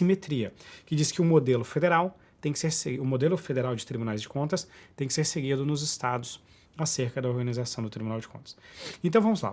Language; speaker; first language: Portuguese; native; Portuguese